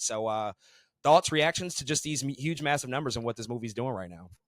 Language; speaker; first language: English; native; English